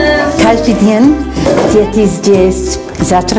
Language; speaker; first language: Russian; non-native, fluent; English